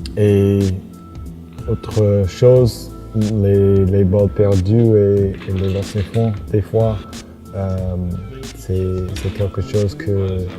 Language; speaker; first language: French; non-native, fluent; English